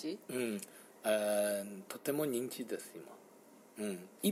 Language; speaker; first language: Japanese; non-native, learner; Chinese